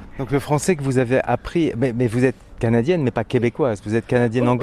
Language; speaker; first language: French; native; French